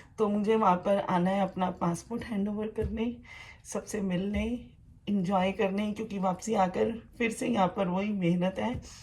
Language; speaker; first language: Hindi; native; Hindi